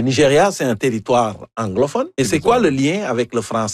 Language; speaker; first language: French; native; French